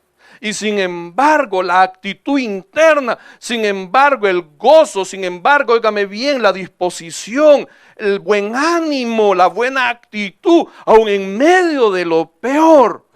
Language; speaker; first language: Spanish; native; Spanish